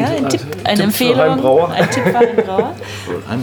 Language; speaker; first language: German; native; German